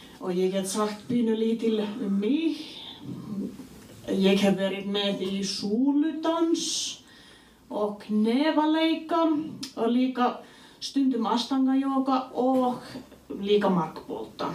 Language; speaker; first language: Icelandic; non-native, fluent; Swedish